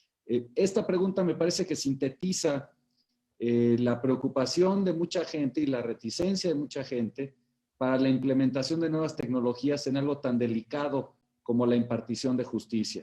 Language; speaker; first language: Spanish; native; Spanish